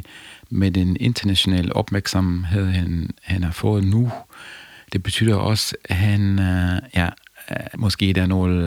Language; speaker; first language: Danish; non-native, fluent; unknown